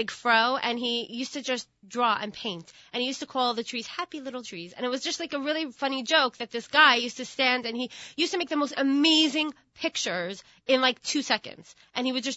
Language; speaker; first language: English; native; English